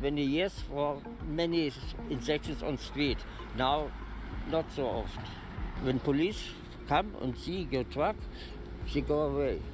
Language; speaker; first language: English; non-native, learner; German